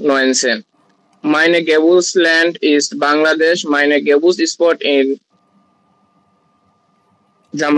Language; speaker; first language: German; non-native, learner; Bangla